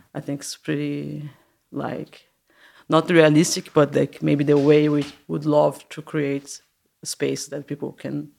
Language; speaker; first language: English; non-native, learner; Portuguese